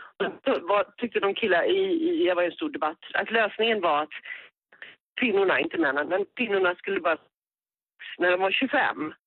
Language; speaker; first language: Swedish; native; Swedish